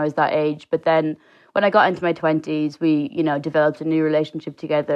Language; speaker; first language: English; native; English